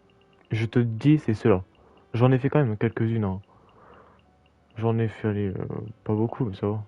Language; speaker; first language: French; native; French